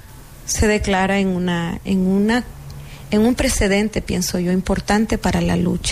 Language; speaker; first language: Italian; non-native, learner; Spanish